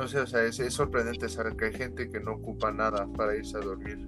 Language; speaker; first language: Spanish; early bilingual, heritage; Spanish